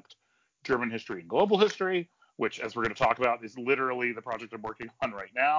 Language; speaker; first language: English; native; English